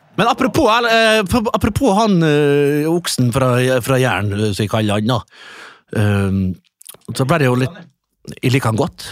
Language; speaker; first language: Norwegian; native; Norwegian